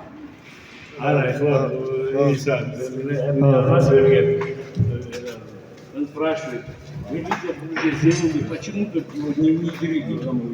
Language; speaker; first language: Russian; non-native, fluent; Georgian